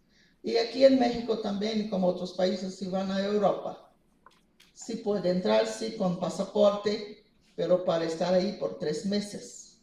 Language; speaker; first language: Spanish; non-native, fluent; Portuguese